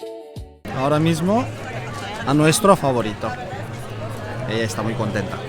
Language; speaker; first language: Spanish; non-native, fluent; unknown